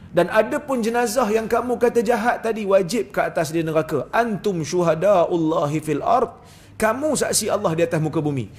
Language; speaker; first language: Malay; native; Malay